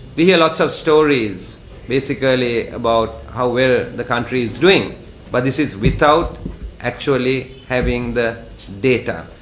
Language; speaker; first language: English; non-native, local second language; Sinhala